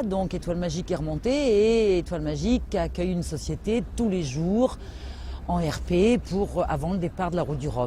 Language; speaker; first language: French; native; French